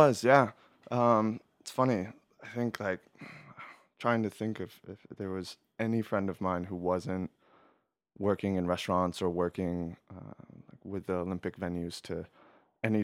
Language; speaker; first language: English; native; English